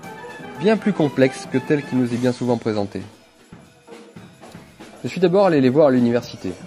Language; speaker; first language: French; native; French